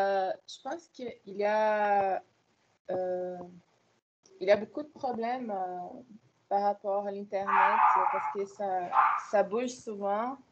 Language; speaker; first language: French; non-native, fluent; Portuguese